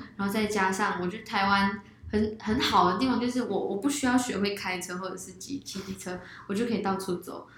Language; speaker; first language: Chinese; native; Chinese